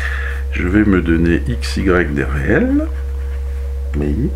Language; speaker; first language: French; native; French